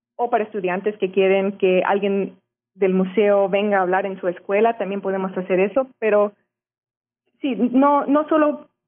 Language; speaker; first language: Spanish; early bilingual, heritage; Spanish